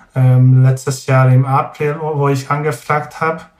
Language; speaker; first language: German; non-native, fluent; Hungarian